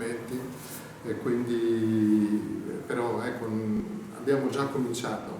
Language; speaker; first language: Italian; native; Italian